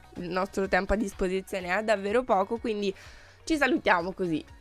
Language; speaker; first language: Italian; native; Italian